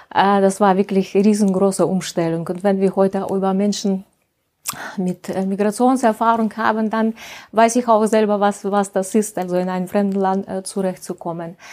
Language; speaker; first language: German; non-native, fluent; Russian